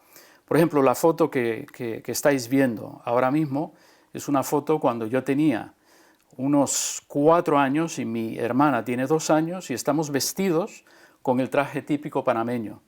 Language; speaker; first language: Spanish; early bilingual, other home language; English